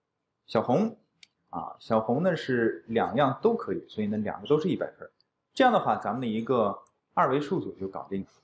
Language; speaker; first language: Chinese; native; Chinese